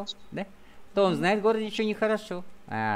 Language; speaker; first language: Russian; non-native, fluent; Vietnamese